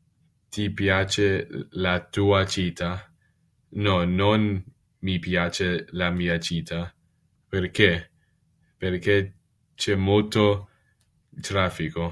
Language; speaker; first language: Italian; non-native, learner; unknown